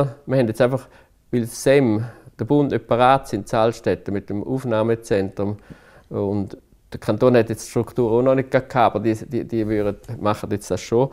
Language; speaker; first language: German; native; German